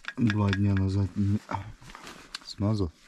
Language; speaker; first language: Russian; non-native, local second language; Kyrgyz